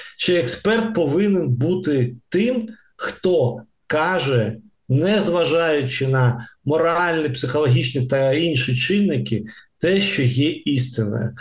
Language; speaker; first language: Ukrainian; non-native, local second language; Russian